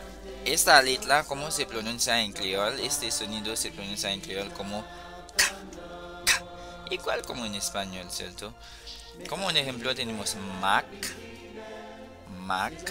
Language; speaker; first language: Spanish; non-native, fluent; Haitian Creole